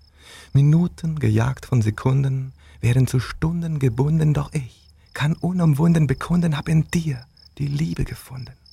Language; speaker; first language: German; native; German